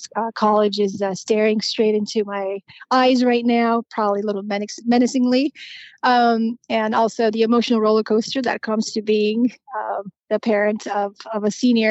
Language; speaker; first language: English; non-native, fluent; Romanian